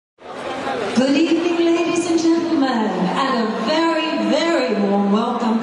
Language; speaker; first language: English; native; English